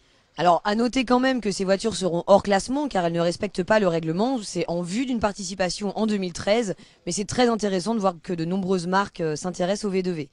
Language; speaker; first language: French; native; French